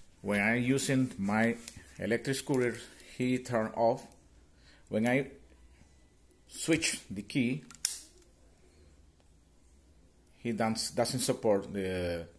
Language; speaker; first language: English; non-native, learner; Spanish